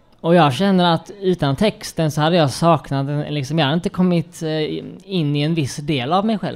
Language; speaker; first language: Swedish; native; Swedish